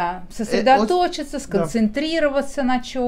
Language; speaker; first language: Russian; native; Russian